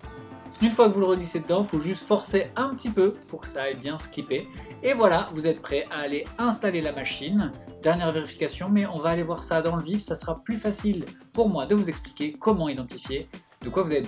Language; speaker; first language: French; native; French